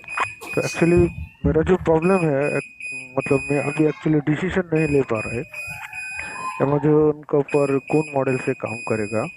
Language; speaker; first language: Hindi; non-native, learner; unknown